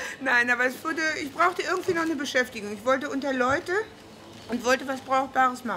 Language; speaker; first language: German; native; German